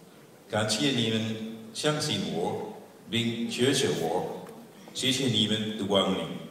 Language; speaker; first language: Chinese; non-native, learner; Dutch